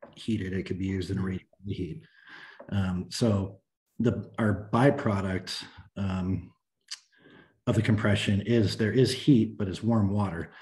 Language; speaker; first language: English; native; English